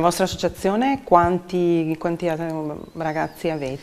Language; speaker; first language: Italian; native; Italian